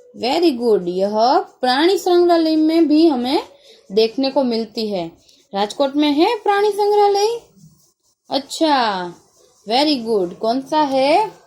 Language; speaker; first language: Hindi; non-native, local second language; Gujarati